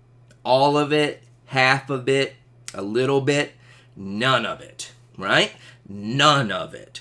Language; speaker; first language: English; native; English